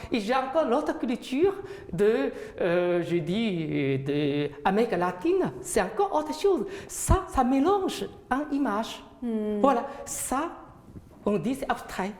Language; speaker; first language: French; non-native, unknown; Chinese